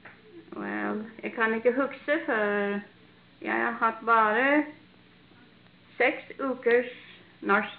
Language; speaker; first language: Norwegian; early bilingual, heritage; Norwegian